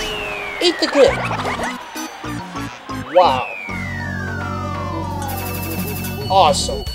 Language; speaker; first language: English; native; English